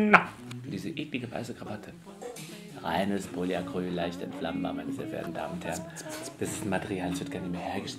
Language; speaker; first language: German; native; German